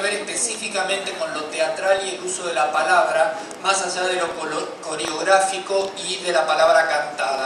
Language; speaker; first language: Spanish; native; Spanish